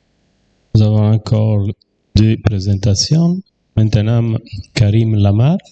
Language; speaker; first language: French; non-native, fluent; Italian